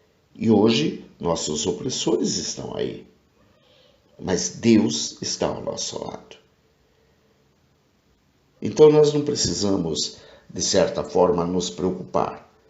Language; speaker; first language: Portuguese; native; Portuguese